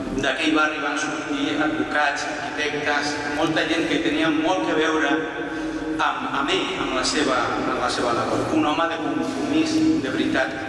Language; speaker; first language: Catalan; non-native, local second language; Spanish